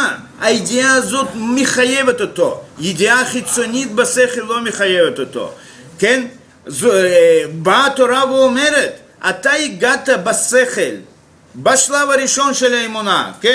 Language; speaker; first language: Hebrew; non-native, fluent; Russian